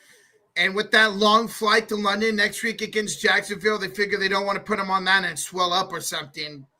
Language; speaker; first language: English; native; English